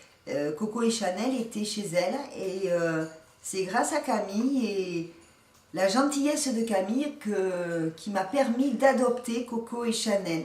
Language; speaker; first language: French; native; French